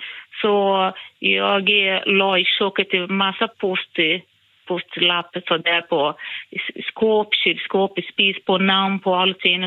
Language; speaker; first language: Swedish; non-native, fluent; Portuguese